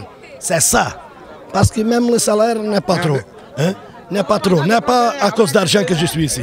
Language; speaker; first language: French; non-native, learner; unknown